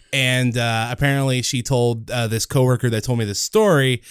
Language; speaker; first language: English; early bilingual, other home language; Spanish